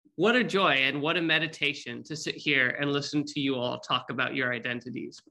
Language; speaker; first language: English; native; English